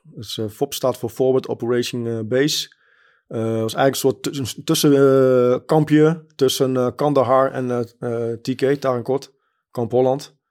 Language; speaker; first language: Dutch; early bilingual, other home language; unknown